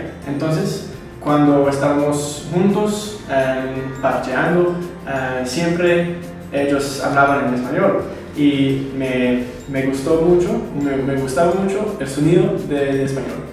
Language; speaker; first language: Spanish; non-native, fluent; English